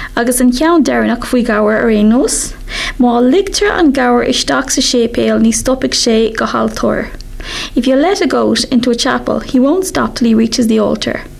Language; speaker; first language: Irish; non-native, local second language; English